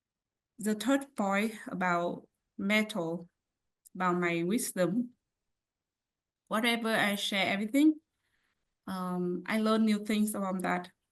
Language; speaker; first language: English; non-native, learner; Vietnamese